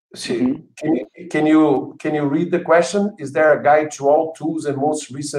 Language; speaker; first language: English; non-native, fluent; Portuguese